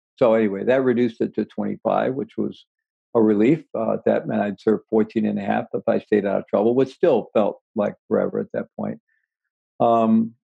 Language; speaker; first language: English; native; English